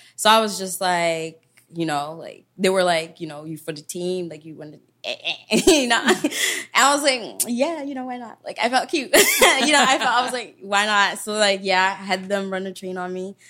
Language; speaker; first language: English; early bilingual, other home language; Kikuyu